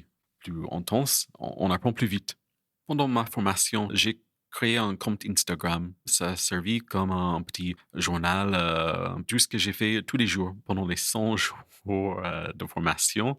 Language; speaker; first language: French; non-native, fluent; English